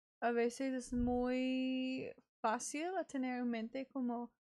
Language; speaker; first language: Spanish; non-native, learner; English